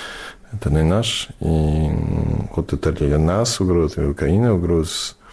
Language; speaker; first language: Russian; non-native, fluent; English